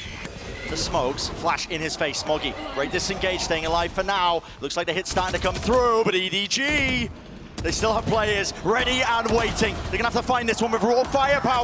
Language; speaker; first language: English; native; English